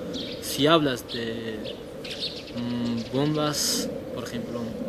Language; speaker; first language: Spanish; non-native, learner; Persian